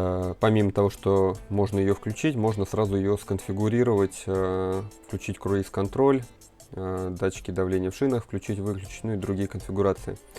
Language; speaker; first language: Russian; native; Russian